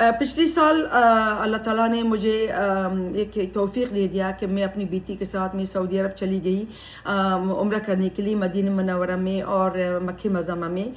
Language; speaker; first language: Urdu; non-native, fluent; Persian